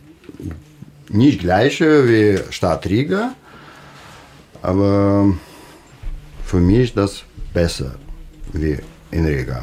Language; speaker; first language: German; non-native, learner; Russian